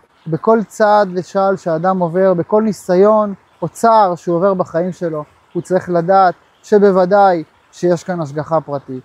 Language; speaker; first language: Hebrew; native; Hebrew